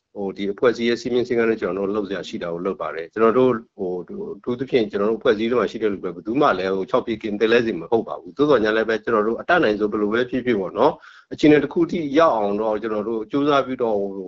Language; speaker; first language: Burmese; non-native, local second language; S'gaw Karen